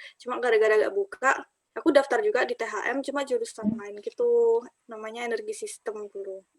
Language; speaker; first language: Indonesian; native; Indonesian